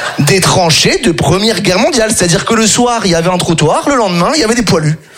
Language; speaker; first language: French; native; French